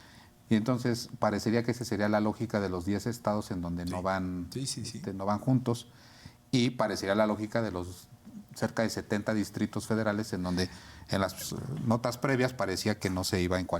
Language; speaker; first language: Spanish; native; Spanish